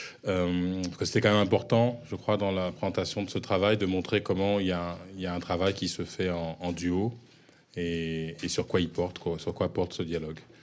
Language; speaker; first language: French; native; French